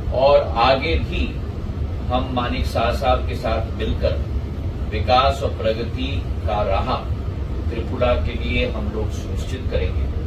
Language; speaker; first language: Hindi; native; Hindi